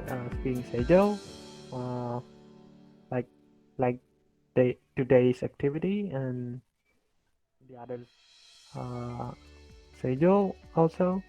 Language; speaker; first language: English; non-native, learner; Indonesian